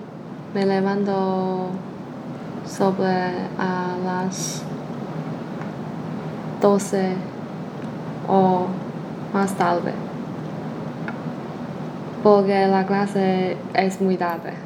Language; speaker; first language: Spanish; non-native, learner; Chinese